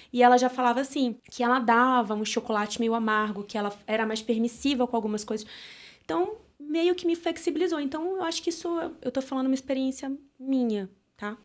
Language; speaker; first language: Portuguese; native; Portuguese